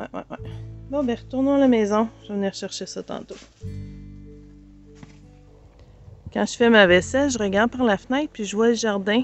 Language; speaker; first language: French; native; French